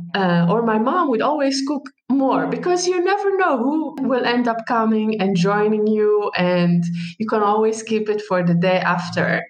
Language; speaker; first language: English; non-native, fluent; Arabic